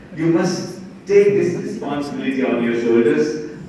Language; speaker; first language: English; non-native, local second language; Marathi